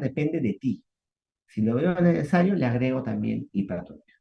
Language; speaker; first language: Spanish; native; Spanish